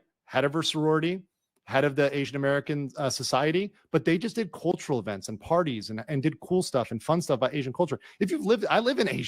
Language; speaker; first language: English; native; English